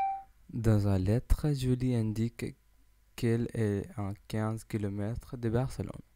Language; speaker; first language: French; non-native, learner; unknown